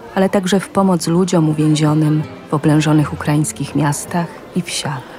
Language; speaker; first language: Polish; native; Polish